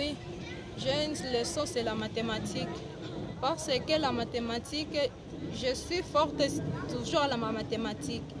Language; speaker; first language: French; non-native, learner; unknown